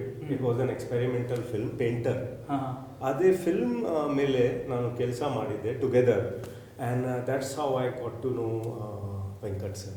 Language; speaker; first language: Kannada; non-native, learner; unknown